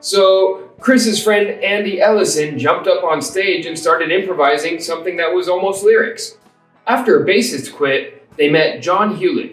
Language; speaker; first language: English; native; English